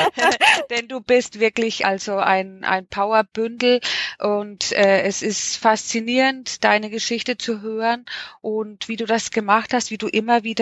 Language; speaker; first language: German; native; German